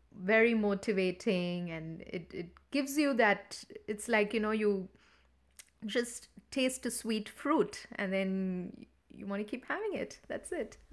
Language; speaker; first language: English; non-native, local second language; Tamil